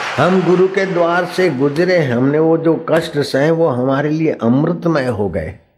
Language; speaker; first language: Hindi; non-native, local second language; Sindhi